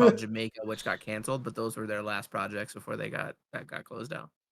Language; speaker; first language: English; native; English